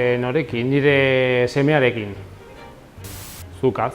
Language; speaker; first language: Basque; non-native, local second language; Spanish